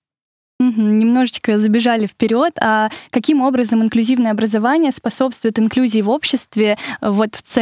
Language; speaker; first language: Russian; native; Russian